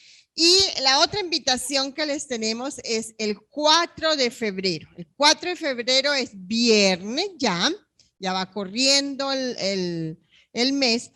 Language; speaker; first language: Spanish; native; Spanish